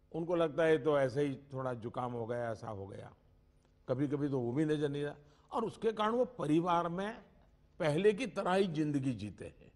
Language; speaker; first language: Hindi; non-native, local second language; Gujarati